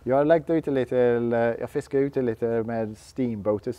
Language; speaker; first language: Swedish; non-native, learner; English